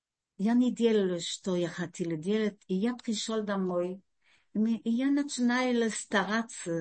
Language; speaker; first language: Russian; early bilingual, heritage; Russian